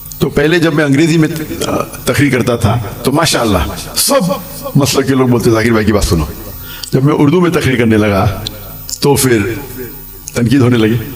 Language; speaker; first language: Urdu; non-native, local second language; English